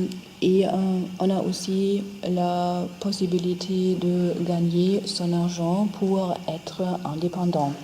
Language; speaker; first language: French; non-native, fluent; German